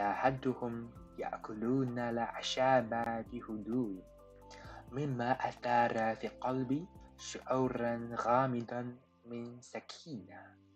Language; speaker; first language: Arabic; non-native, fluent; Chinese